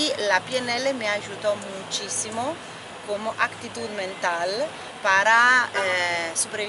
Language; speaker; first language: Spanish; non-native, fluent; Italian